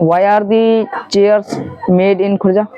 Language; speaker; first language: English; non-native, learner; Hindi